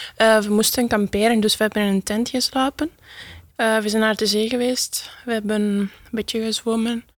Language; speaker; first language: Dutch; non-native, learner; Italian